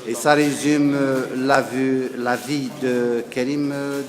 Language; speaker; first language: French; non-native, local second language; Arabic